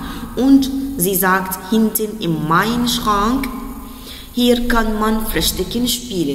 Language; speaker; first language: German; non-native, fluent; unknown